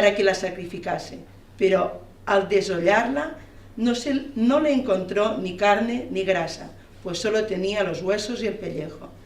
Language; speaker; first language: Spanish; non-native, local second language; Catalan